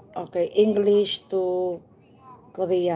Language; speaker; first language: English; non-native, learner; Filipino